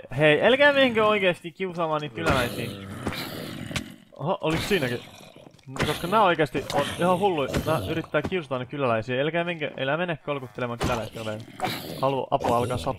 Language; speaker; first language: Finnish; native; Finnish